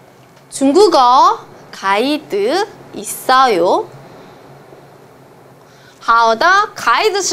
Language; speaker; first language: Korean; non-native, fluent; Chinese